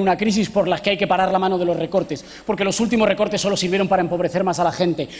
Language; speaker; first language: Spanish; native; Spanish